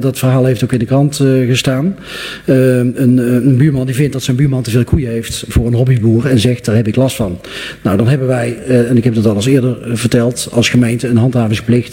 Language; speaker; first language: Dutch; native; Dutch